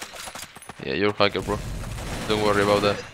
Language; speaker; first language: English; non-native, learner; Spanish